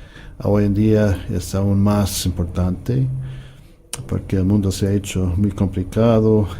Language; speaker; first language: Spanish; non-native, fluent; English